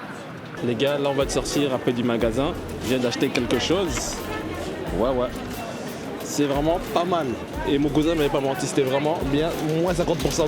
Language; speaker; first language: French; native; French